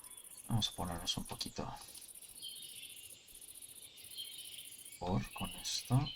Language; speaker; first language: Spanish; early bilingual, heritage; Spanish